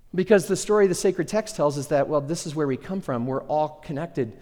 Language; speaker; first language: English; early bilingual, other home language; Spanish